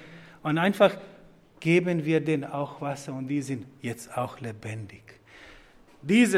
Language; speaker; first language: German; non-native, fluent; Croatian